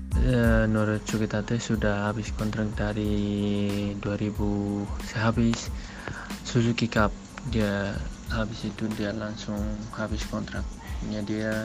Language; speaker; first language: Indonesian; non-native, local second language; Tetum